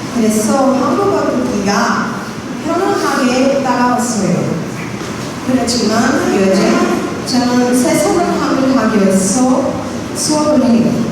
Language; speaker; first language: Korean; non-native, learner; Portuguese